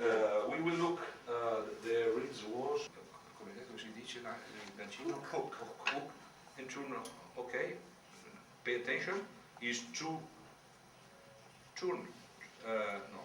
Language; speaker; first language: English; non-native, learner; Italian